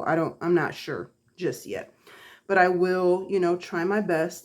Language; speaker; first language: English; native; English